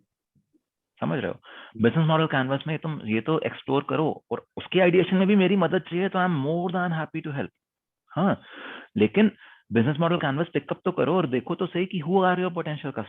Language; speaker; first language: Hindi; native; Hindi